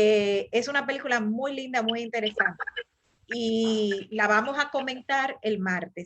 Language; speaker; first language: Spanish; native; Spanish